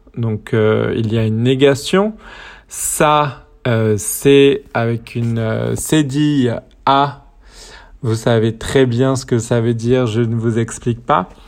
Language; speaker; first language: French; native; French